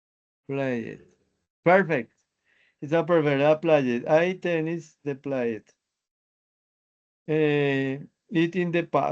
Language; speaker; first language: English; non-native, learner; Spanish